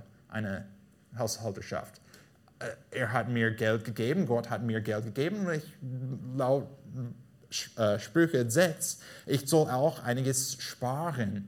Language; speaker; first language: German; non-native, fluent; English